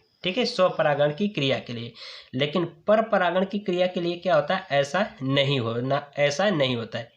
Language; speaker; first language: Hindi; native; Hindi